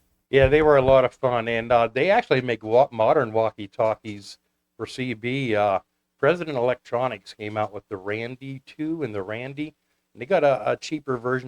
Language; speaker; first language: English; native; English